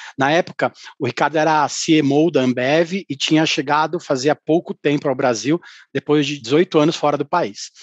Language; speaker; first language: Portuguese; native; Portuguese